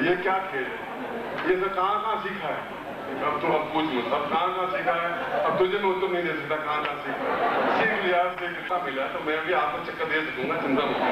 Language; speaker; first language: Hindi; native; Hindi